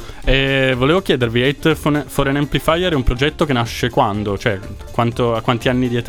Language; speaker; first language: Italian; native; Italian